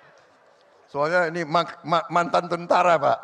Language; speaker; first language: Indonesian; native; Indonesian